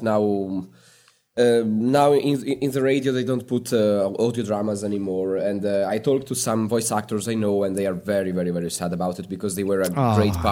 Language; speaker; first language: English; non-native, fluent; Italian